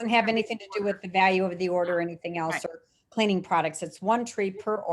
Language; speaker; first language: English; native; English